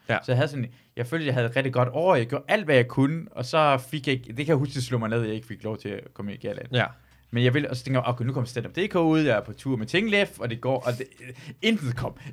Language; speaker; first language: Danish; native; Danish